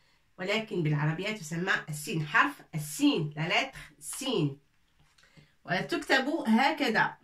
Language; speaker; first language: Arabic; non-native, fluent; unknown